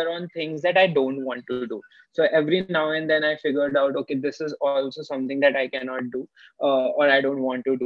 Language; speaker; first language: English; non-native, local second language; Hindi